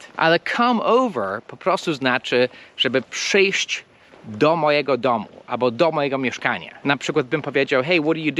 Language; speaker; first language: Polish; non-native, fluent; English